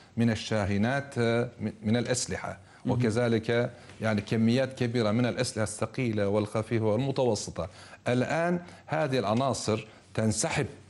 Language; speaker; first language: Arabic; non-native, fluent; Turkish